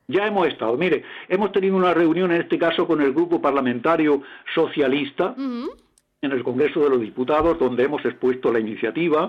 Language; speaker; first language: Spanish; native; Spanish